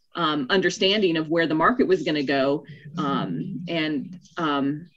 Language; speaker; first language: English; native; English